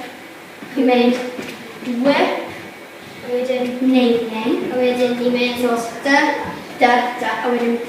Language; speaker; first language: Welsh; non-native, local second language; English